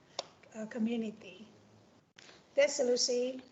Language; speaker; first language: English; non-native, fluent; Indonesian